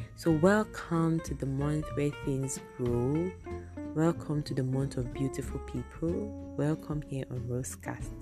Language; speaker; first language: English; non-native, local second language; Igbo